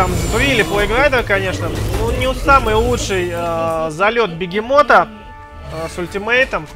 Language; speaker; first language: Russian; native; Russian